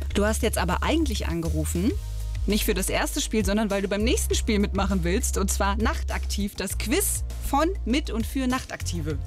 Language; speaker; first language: German; native; German